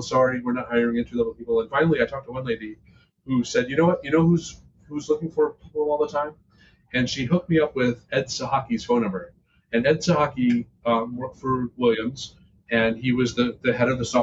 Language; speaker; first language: English; native; English